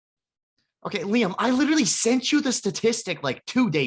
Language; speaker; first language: English; native; English